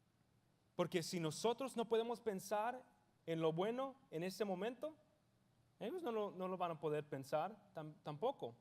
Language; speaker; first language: Spanish; early bilingual, heritage; English